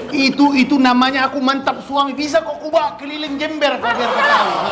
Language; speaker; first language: Indonesian; native; Indonesian